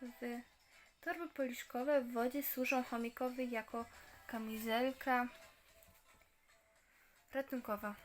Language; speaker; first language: Polish; native; Polish